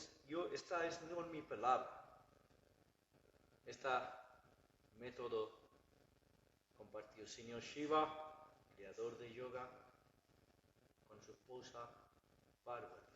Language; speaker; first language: Spanish; non-native, learner; Bangla